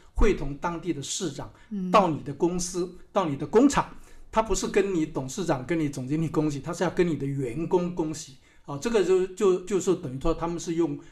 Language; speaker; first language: Chinese; native; Chinese